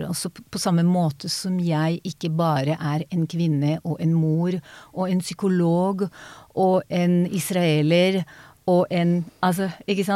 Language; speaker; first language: Norwegian; non-native, fluent; Hebrew